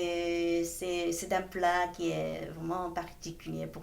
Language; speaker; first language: French; non-native, fluent; Chinese